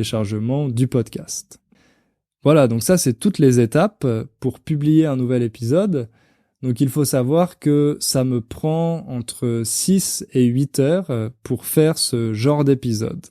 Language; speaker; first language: French; native; French